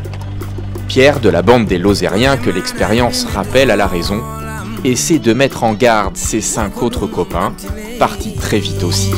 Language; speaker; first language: French; native; French